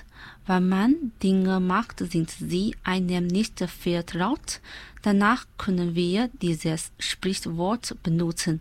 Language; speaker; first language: German; non-native, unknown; Chinese